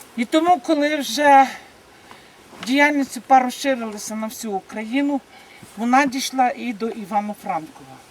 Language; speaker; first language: Ukrainian; native; Ukrainian